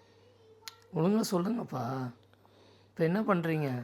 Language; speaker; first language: Tamil; native; Tamil